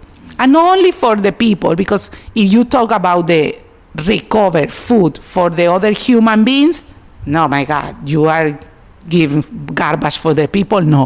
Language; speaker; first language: English; non-native, learner; Spanish